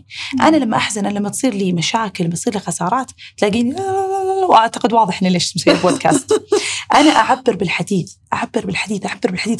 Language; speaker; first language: Arabic; native; Arabic